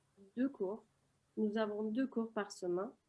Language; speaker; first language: French; non-native, fluent; Turkish